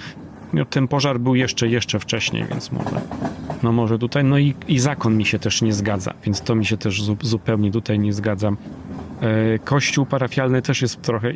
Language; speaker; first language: Polish; native; Polish